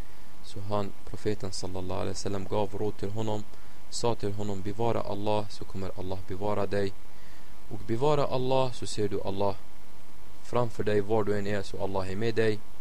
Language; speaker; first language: Swedish; non-native, fluent; Arabic